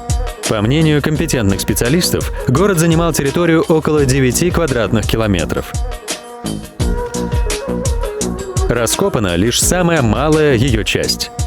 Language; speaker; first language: Russian; native; Russian